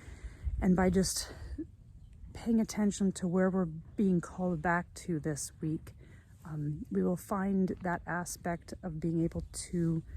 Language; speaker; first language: English; native; English